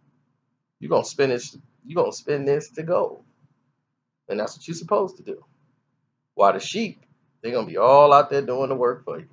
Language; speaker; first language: English; native; English